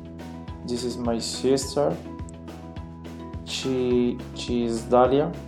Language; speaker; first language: English; non-native, learner; Spanish